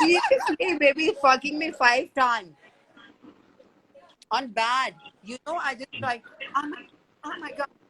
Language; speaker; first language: English; non-native, learner; Hindi